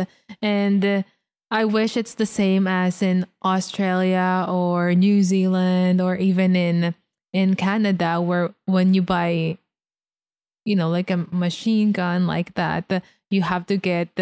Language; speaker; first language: English; non-native, local second language; Filipino